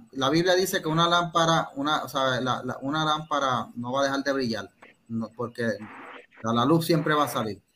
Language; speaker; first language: Spanish; native; Spanish